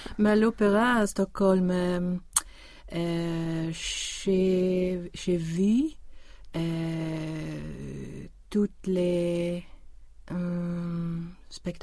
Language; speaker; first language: French; non-native, learner; Swedish